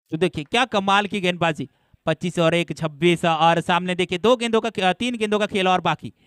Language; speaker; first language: Hindi; non-native, local second language; Gujarati